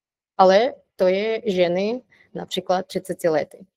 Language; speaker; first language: Czech; non-native, fluent; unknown